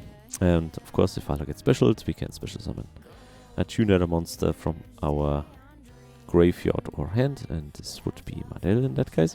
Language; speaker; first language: English; non-native, fluent; German